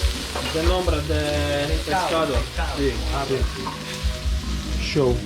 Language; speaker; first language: Spanish; non-native, learner; Croatian